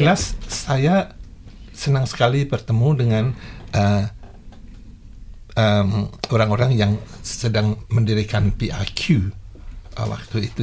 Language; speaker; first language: Indonesian; non-native, local second language; Javanese